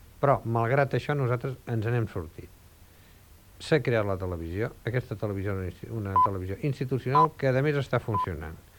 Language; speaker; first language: Catalan; native; Catalan